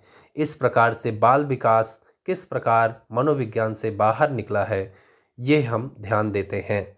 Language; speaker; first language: Hindi; native; Hindi